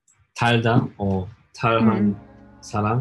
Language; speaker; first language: Korean; non-native, learner; English